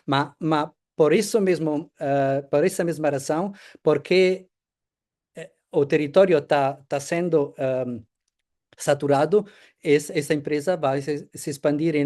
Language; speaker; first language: Portuguese; non-native, fluent; Italian